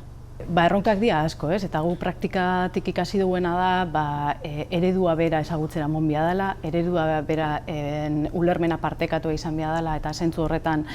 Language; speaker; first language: Basque; native; Basque